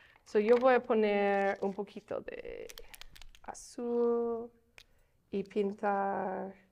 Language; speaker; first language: Spanish; non-native, fluent; English